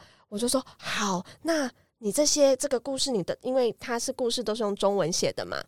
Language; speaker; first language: Chinese; native; Chinese